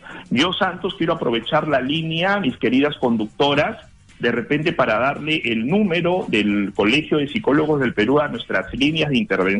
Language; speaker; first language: Spanish; native; Spanish